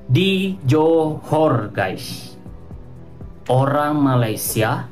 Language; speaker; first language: Malay; native; Malay